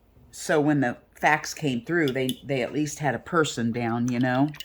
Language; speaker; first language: English; native; English